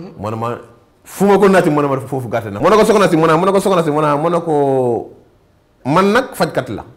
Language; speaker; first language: Wolof; non-native, local second language; Bambara